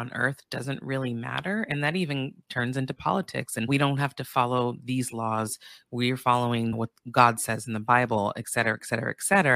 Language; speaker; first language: English; native; English